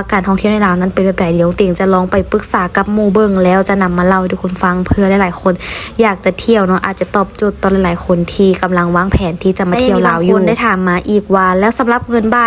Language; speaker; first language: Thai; non-native, learner; Lao